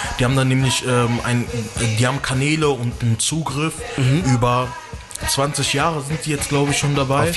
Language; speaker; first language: German; early bilingual, other home language; Portuguese